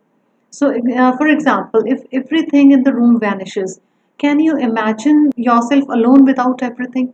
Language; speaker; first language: English; non-native, local second language; Punjabi